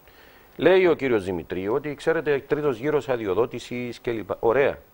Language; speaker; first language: Greek; native; Greek